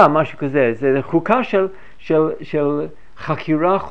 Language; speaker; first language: Hebrew; non-native, fluent; English